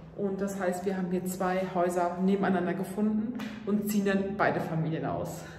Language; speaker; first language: German; early bilingual, other home language; Turkish